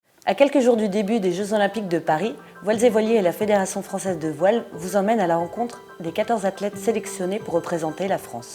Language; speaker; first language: French; native; French